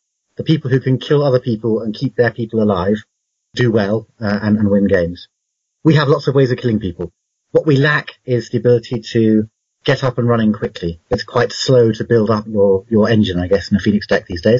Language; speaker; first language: English; native; English